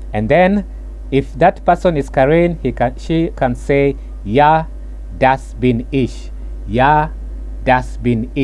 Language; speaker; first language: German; non-native, fluent; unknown